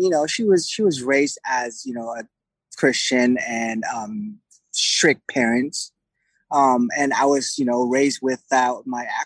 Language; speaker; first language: English; non-native, local second language; Filipino